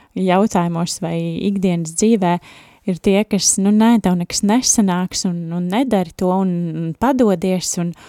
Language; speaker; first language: Latvian; native; Latvian